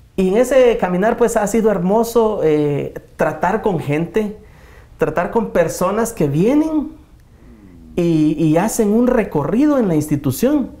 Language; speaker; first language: Spanish; native; Spanish